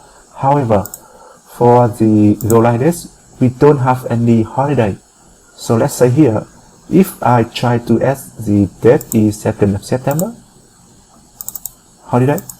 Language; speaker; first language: English; non-native, fluent; Vietnamese